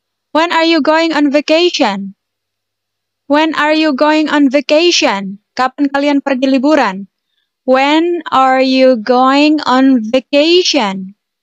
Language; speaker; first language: English; non-native, fluent; Indonesian